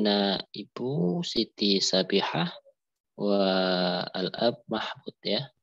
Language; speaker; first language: Arabic; non-native, fluent; Indonesian